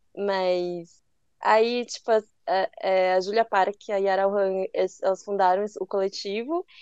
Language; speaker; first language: Portuguese; early bilingual, other home language; Korean